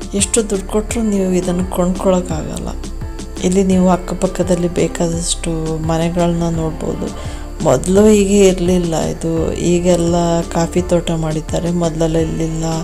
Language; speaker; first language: Kannada; non-native, local second language; Kodava